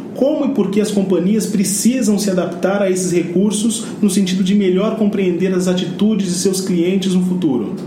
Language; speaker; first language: Portuguese; native; Portuguese